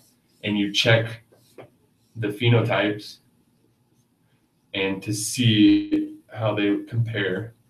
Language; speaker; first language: English; native; English